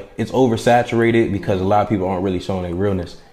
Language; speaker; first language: English; native; English